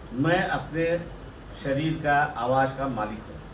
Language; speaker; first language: Hindi; non-native, local second language; Marathi